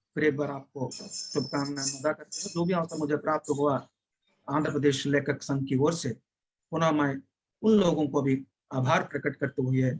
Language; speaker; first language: Hindi; non-native, local second language; Telugu